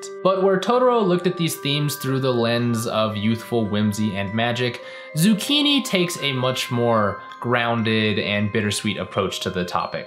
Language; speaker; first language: English; native; English